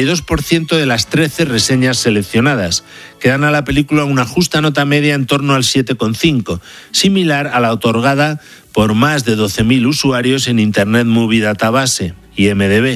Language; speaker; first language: Spanish; native; Spanish